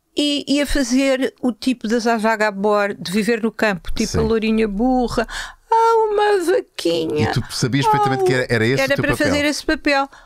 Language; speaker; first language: Portuguese; native; Portuguese